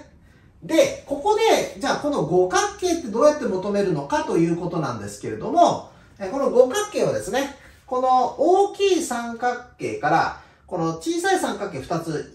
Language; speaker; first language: Japanese; native; Japanese